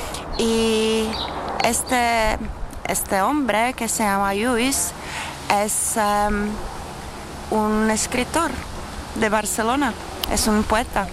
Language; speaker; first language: Spanish; non-native, learner; Czech